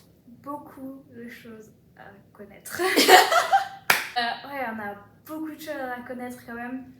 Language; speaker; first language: French; native; French